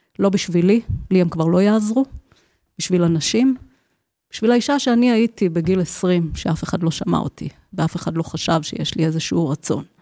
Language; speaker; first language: Hebrew; native; Hebrew